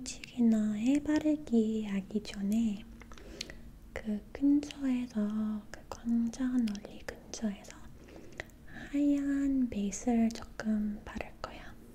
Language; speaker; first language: Korean; non-native, learner; English